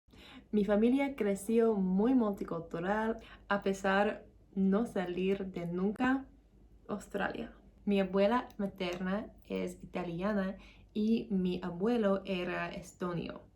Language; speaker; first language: Spanish; non-native, learner; English